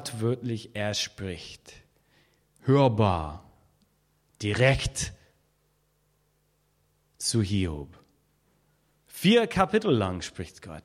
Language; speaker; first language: German; non-native, fluent; English